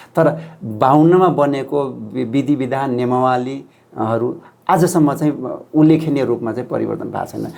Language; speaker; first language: Nepali; non-native, local second language; Rana Tharu